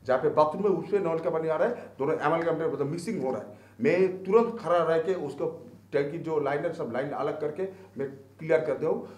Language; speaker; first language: Hindi; non-native, local second language; Bangla